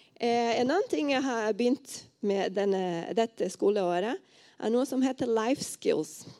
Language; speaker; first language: Norwegian; non-native, fluent; Portuguese